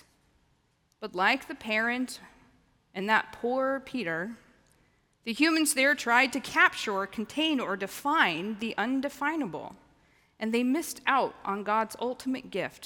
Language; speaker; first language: English; native; English